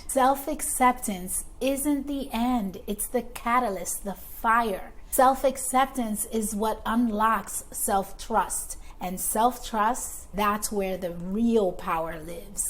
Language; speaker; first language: English; native; English